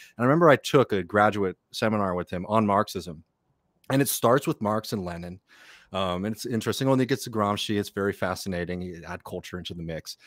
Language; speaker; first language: English; native; English